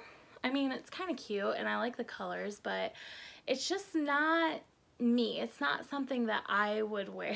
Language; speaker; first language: English; native; English